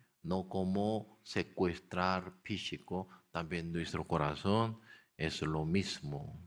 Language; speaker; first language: Spanish; non-native, learner; Korean